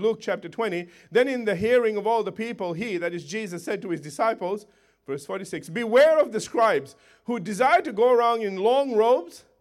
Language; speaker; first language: English; native; English